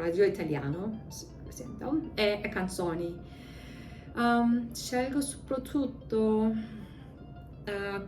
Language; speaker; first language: Italian; non-native, learner; English